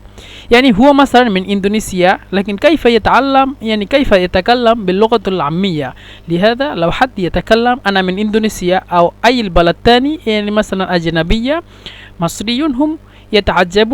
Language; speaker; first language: Arabic; non-native, fluent; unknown